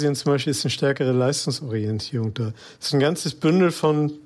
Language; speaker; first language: German; native; German